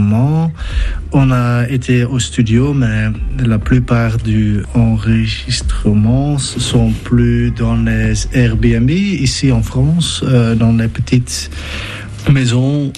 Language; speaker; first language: French; non-native, fluent; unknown